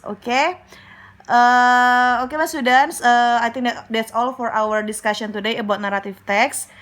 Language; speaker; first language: English; non-native, learner; Indonesian